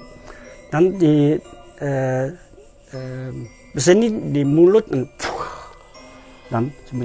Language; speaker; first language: Indonesian; non-native, learner; Dutch